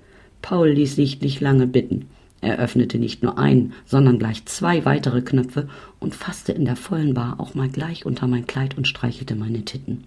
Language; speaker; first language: German; native; German